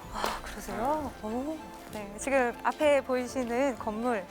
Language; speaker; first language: Korean; native; Korean